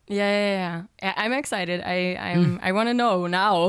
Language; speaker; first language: English; non-native, fluent; German